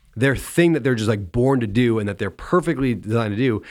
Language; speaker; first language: English; native; English